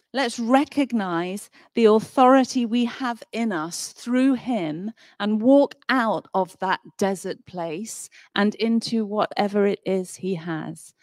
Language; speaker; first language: English; native; English